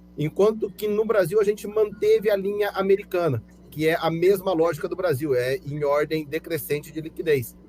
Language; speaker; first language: Portuguese; native; Portuguese